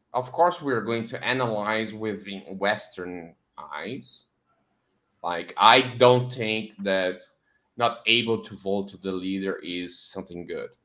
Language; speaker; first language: English; non-native, fluent; Portuguese